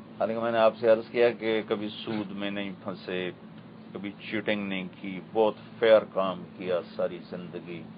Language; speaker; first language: Urdu; non-native, local second language; Punjabi